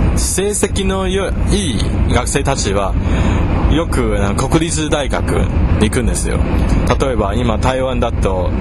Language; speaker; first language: Japanese; non-native, fluent; Chinese